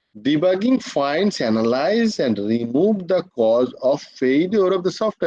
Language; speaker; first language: English; non-native, local second language; Bangla